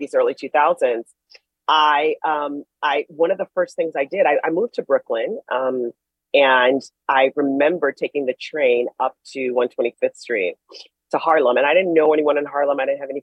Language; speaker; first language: English; native; English